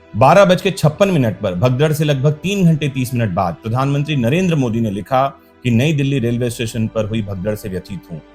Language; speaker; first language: Hindi; native; Hindi